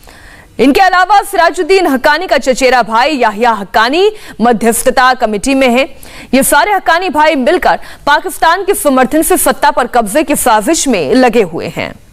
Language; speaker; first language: Hindi; native; Hindi